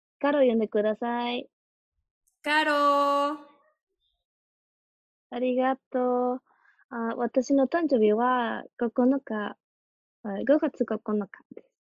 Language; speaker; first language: Japanese; non-native, learner; Spanish